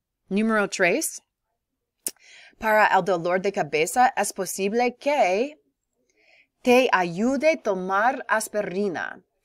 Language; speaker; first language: Spanish; non-native, fluent; English